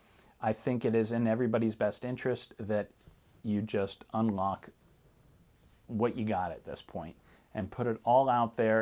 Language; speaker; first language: English; native; English